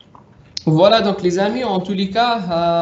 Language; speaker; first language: French; non-native, local second language; Arabic